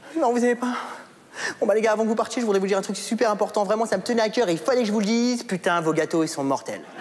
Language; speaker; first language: French; early bilingual, other home language; Arabic